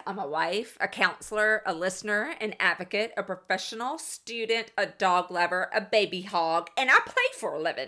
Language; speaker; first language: English; native; English